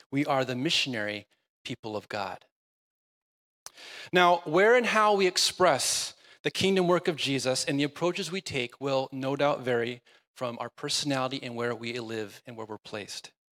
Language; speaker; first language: English; native; English